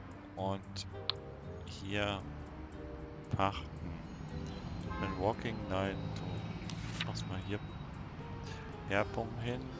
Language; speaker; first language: German; native; German